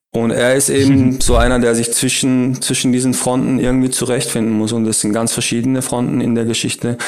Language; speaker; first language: German; native; German